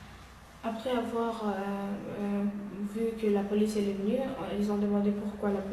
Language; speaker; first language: French; non-native, learner; Uyghur